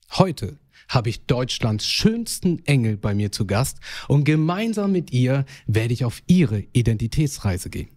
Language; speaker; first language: German; early bilingual, other home language; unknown